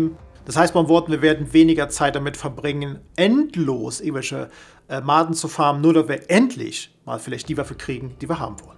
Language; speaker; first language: German; native; German